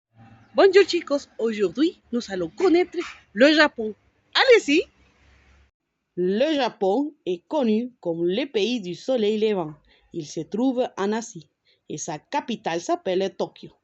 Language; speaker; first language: French; non-native, learner; Spanish